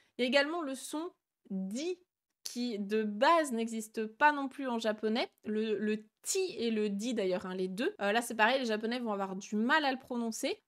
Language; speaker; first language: French; native; French